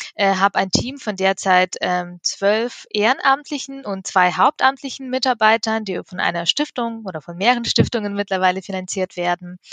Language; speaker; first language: German; early bilingual, other home language; Russian